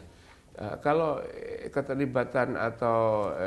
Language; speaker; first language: Indonesian; native; Indonesian